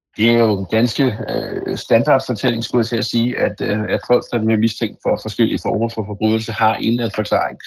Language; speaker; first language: Danish; native; Danish